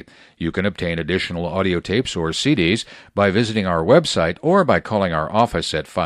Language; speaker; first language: English; native; English